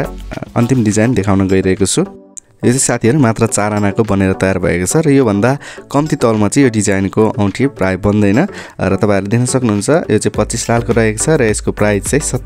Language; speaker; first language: Nepali; native; Nepali